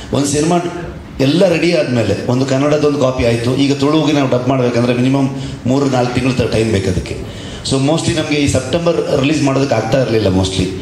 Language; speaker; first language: Kannada; native; Kannada